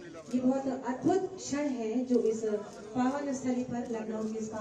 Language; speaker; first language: Hindi; native; Hindi